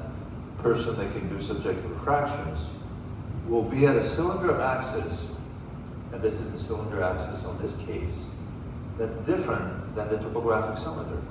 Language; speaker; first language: English; non-native, fluent; Greek